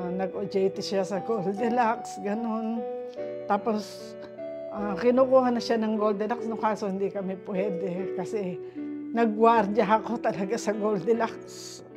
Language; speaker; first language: Filipino; native; Filipino